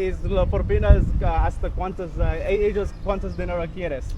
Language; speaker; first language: Spanish; non-native, learner; English